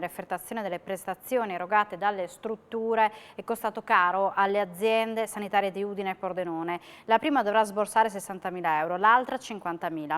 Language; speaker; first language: Italian; native; Italian